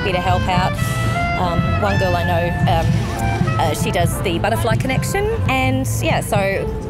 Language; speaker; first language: English; native; English